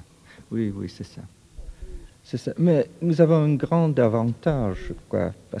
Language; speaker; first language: French; early bilingual, heritage; French